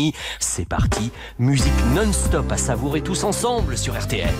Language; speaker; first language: French; native; French